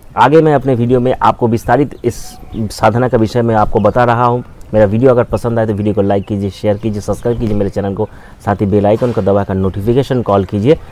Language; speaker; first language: Hindi; non-native, local second language; Bangla